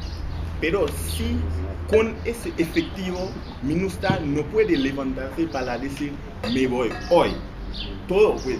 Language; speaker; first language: Spanish; non-native, fluent; Haitian Creole